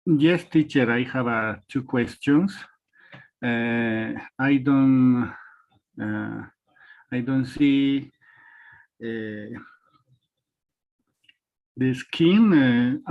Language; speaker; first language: English; non-native, learner; Spanish